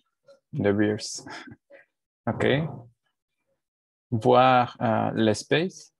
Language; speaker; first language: French; non-native, learner; Spanish